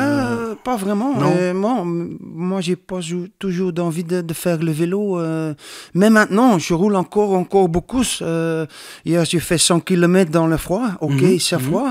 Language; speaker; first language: French; non-native, learner; Dutch